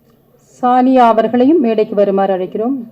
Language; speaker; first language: Tamil; native; Tamil